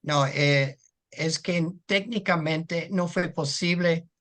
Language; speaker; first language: Spanish; non-native, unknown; English